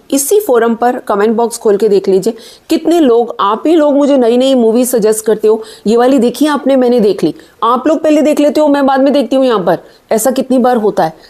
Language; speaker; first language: Hindi; native; Hindi